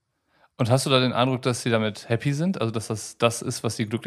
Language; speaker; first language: German; native; German